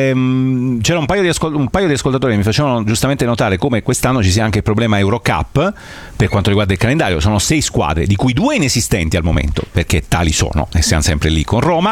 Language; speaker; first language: Italian; native; Italian